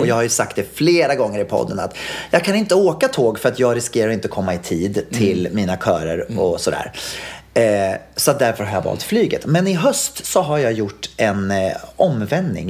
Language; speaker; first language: Swedish; native; Swedish